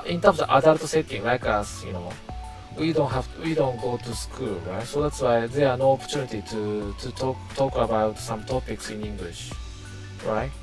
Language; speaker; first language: English; non-native, learner; Japanese